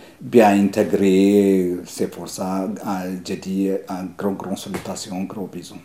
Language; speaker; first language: French; non-native, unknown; Amharic